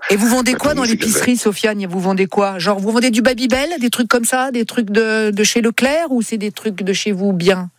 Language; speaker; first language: French; native; French